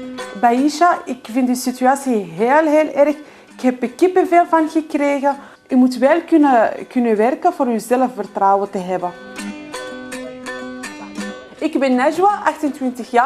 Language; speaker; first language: Dutch; non-native, fluent; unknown